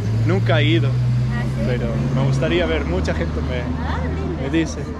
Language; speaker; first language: Spanish; non-native, learner; Danish